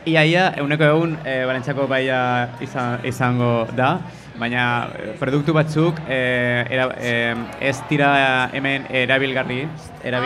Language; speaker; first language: Basque; non-native, learner; Spanish